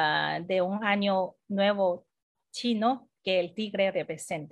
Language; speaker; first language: Spanish; non-native, fluent; Chinese